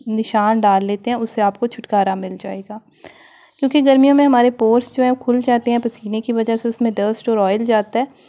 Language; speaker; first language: Hindi; native; Hindi